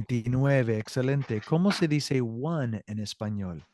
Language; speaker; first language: Spanish; non-native, fluent; English